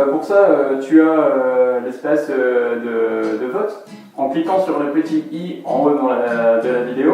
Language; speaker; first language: French; native; French